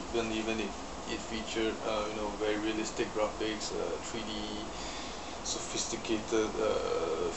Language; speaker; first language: English; non-native, local second language; Chinese